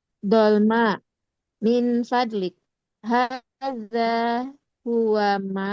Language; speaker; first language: Arabic; non-native, learner; Indonesian